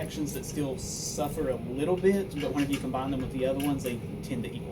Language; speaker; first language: English; native; English